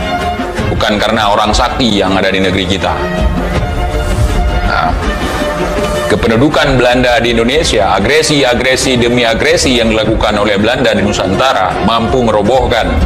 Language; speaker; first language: Indonesian; native; Indonesian